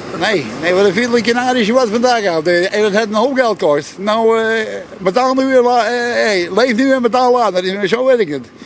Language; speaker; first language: Dutch; native; Dutch